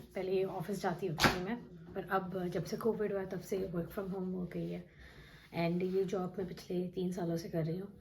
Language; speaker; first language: Urdu; native; Urdu